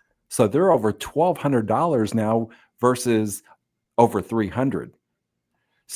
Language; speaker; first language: English; native; English